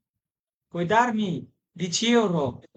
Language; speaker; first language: Italian; non-native, fluent; Bangla